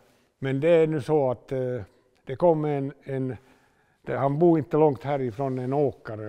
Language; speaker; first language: Swedish; non-native, local second language; Finnish